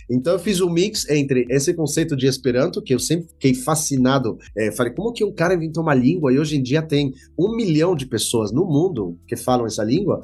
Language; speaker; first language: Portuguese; non-native, fluent; French